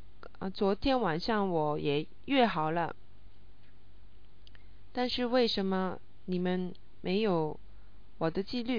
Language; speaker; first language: Chinese; non-native, learner; English